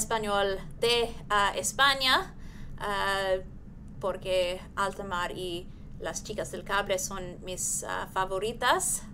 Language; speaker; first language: Spanish; non-native, learner; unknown